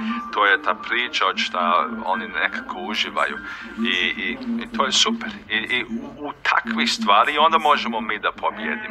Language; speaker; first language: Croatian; early bilingual, heritage; Croatian